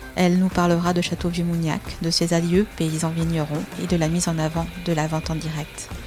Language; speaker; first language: French; native; French